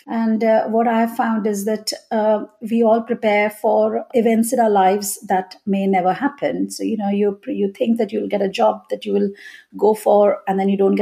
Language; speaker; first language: English; non-native, local second language; Hindi